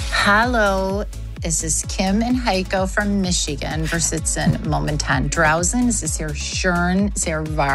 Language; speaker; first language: German; non-native, learner; English